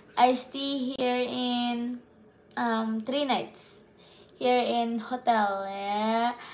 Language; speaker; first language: English; non-native, local second language; Cebuano